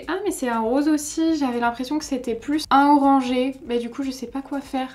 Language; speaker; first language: French; native; French